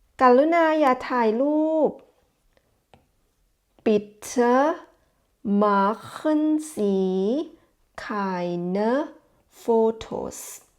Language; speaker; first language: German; non-native, fluent; Thai